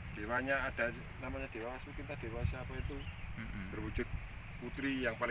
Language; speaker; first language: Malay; non-native, local second language; Javanese